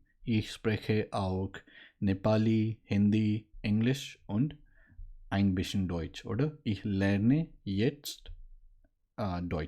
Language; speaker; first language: German; non-native, learner; Maithili